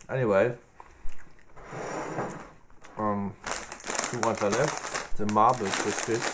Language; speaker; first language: English; non-native, learner; German